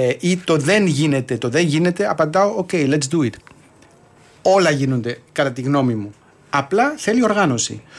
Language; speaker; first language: Greek; early bilingual, heritage; Greek